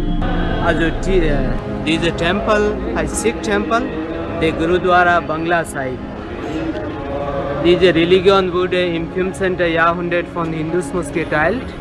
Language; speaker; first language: German; non-native, learner; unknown